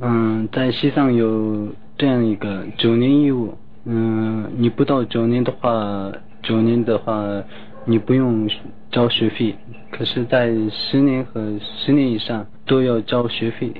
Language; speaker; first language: Chinese; non-native, local second language; Tibetan